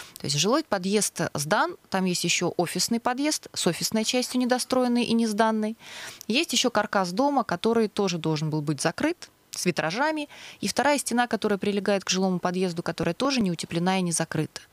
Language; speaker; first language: Russian; native; Russian